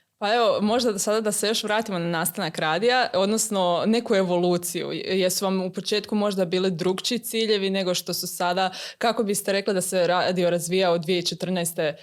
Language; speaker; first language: Croatian; native; Croatian